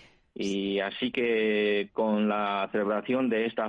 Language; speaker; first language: Spanish; non-native, fluent; Chinese